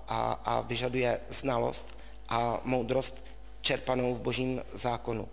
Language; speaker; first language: Czech; native; Czech